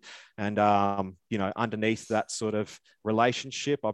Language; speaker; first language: English; native; English